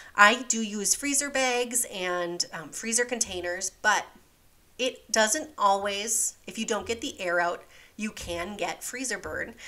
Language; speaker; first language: English; native; English